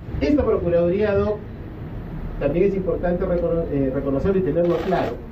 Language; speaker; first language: Spanish; native; Spanish